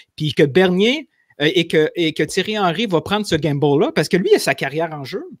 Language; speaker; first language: French; native; French